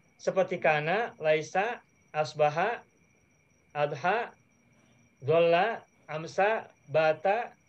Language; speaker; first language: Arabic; non-native, fluent; Indonesian